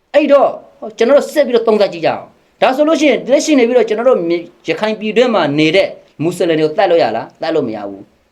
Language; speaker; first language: Burmese; native; Burmese